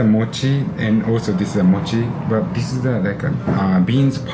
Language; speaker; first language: English; non-native, learner; Japanese